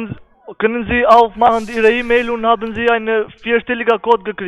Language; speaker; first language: German; non-native, learner; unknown